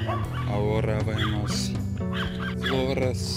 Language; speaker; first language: Spanish; non-native, learner; Russian